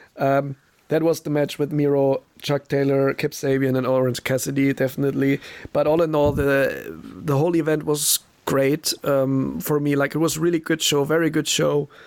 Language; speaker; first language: English; non-native, fluent; German